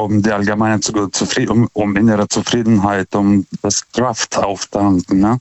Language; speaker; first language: German; non-native, fluent; Lithuanian